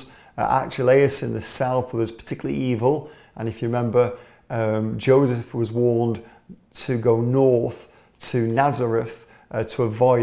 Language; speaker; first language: English; native; English